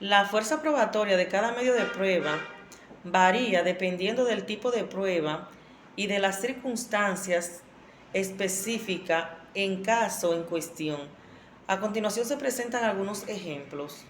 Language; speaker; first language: Spanish; native; Spanish